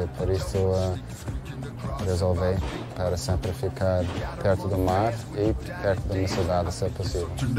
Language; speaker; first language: Portuguese; non-native, fluent; English